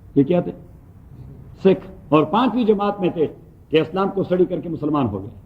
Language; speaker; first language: Urdu; non-native, local second language; Pashto